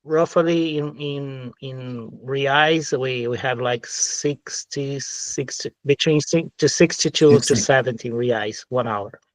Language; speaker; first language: English; non-native, fluent; Portuguese